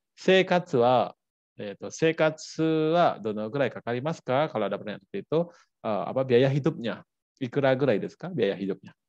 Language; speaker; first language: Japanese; non-native, fluent; Balinese